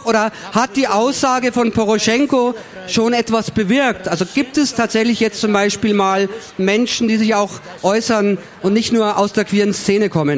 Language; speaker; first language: German; native; German